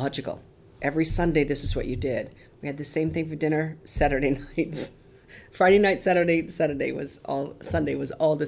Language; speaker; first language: English; native; English